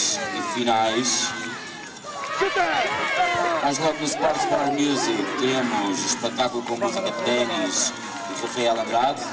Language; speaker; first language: Portuguese; native; Portuguese